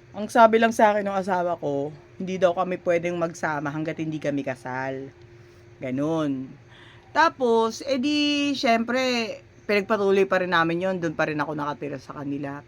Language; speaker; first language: Filipino; native; Filipino